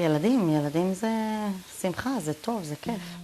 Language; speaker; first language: Hebrew; early bilingual, other home language; Tigrinya